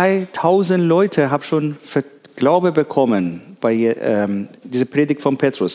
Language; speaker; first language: German; non-native, learner; Persian